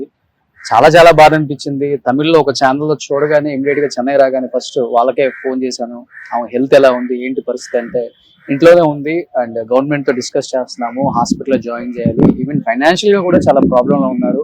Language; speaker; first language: Telugu; native; Telugu